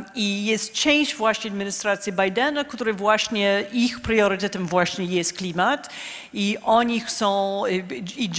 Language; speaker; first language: Polish; non-native, fluent; English